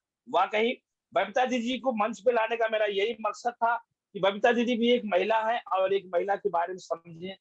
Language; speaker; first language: Hindi; native; Hindi